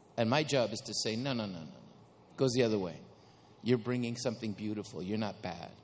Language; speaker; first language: English; early bilingual, other home language; Spanish